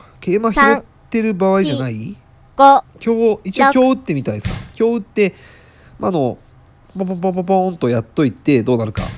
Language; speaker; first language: Japanese; native; Japanese